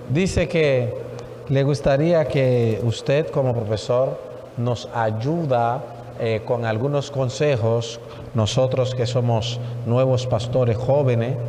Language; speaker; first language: Spanish; non-native, fluent; Haitian Creole